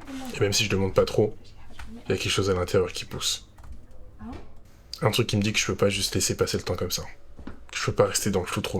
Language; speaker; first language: French; native; French